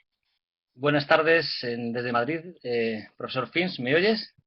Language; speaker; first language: Spanish; native; Spanish